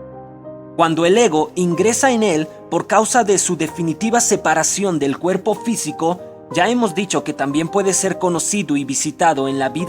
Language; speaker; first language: Spanish; native; Spanish